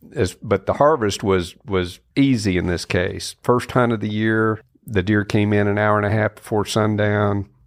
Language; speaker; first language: English; native; English